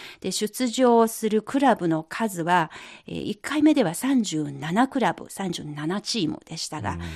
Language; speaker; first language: Japanese; non-native, fluent; Chinese